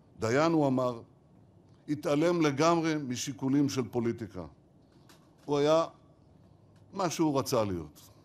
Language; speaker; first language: Hebrew; native; Hebrew